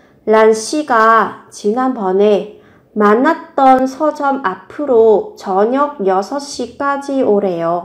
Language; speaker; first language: Korean; non-native, fluent; Vietnamese